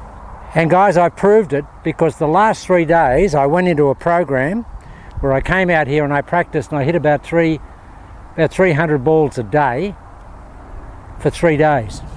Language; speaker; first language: English; native; English